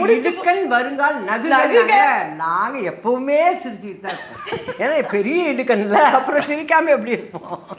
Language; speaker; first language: Tamil; native; Tamil